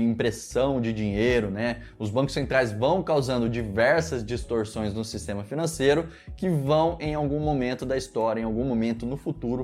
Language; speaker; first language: Portuguese; native; Portuguese